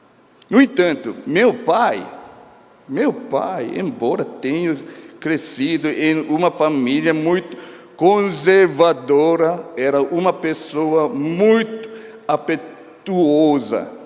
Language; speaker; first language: Portuguese; non-native, fluent; Korean